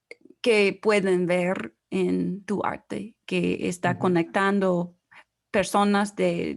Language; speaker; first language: Spanish; non-native, fluent; English